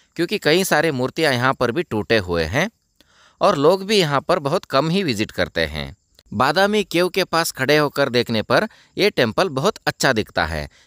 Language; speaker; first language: Hindi; non-native, local second language; Kannada